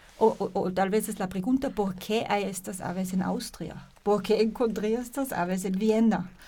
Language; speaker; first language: Spanish; non-native, fluent; German